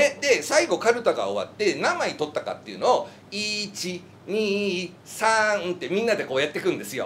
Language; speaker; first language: Japanese; native; Japanese